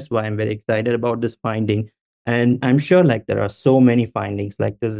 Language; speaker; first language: English; non-native, local second language; Tamil